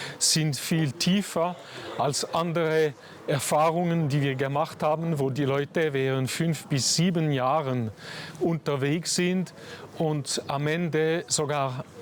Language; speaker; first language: German; non-native, local second language; French